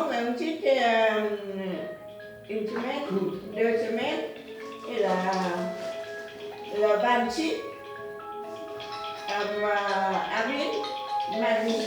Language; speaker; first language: French; non-native, learner; Vietnamese